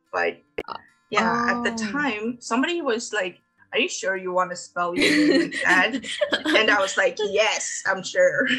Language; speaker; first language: English; non-native, fluent; Mongolian